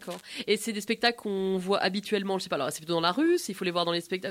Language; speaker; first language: French; native; French